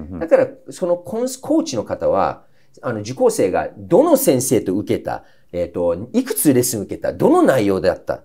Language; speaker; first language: Japanese; non-native, fluent; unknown